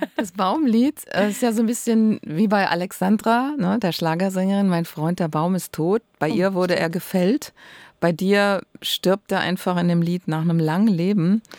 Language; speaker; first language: German; native; German